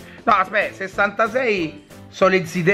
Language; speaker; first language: Italian; native; Italian